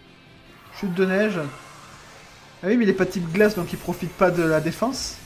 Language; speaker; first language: French; native; French